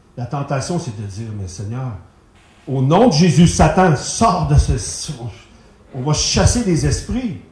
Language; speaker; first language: French; native; French